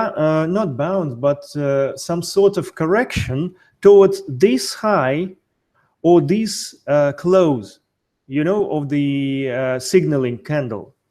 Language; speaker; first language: English; non-native, fluent; Russian